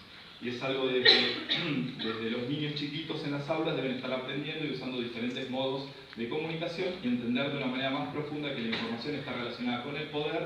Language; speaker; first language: Spanish; native; Spanish